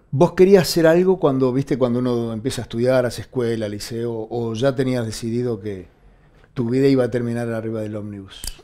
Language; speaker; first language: Spanish; native; Spanish